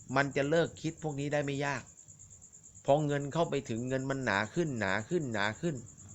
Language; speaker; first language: Thai; native; Thai